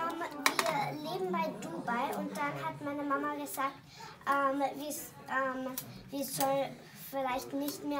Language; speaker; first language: German; early bilingual, other home language; English